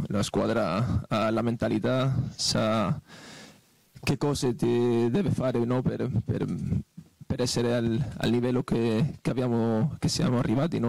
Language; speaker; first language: Italian; non-native, fluent; Portuguese